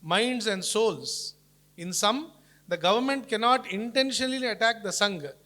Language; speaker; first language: English; non-native, local second language; Telugu